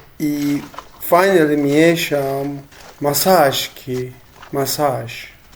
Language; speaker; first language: Polish; non-native, learner; Turkish